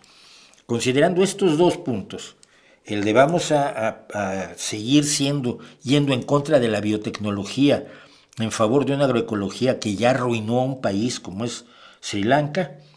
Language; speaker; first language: Spanish; native; Spanish